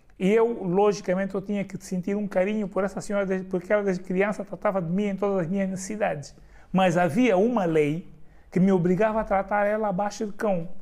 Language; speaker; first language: Portuguese; native; Portuguese